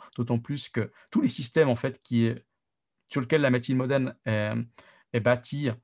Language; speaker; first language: French; native; French